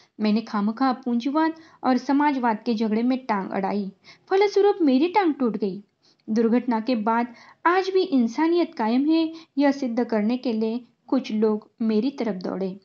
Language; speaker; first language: Hindi; non-native, local second language; Marathi